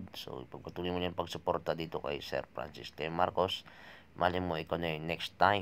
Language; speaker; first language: Filipino; native; Filipino